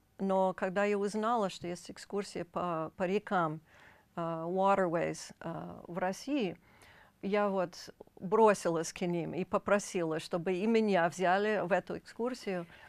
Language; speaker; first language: Russian; non-native, fluent; English